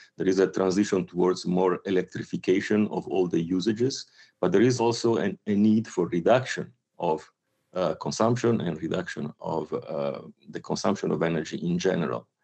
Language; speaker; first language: English; non-native, fluent; Italian